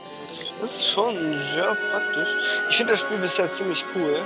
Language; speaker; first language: German; native; German